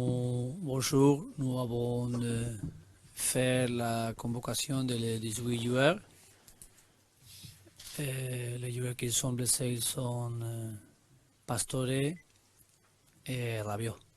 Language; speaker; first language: French; non-native, learner; Spanish